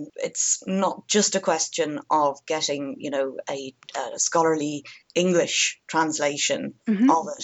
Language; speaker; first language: English; native; English